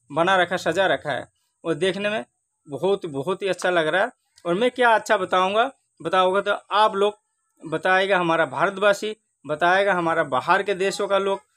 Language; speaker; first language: Hindi; non-native, local second language; Bangla